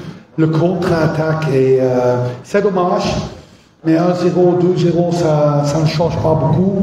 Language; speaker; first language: French; non-native, fluent; Dutch